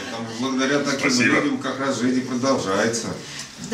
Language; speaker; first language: Russian; native; Russian